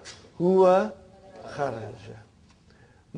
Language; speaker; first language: Arabic; non-native, fluent; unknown